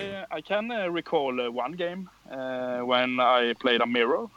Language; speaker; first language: English; non-native, fluent; Swedish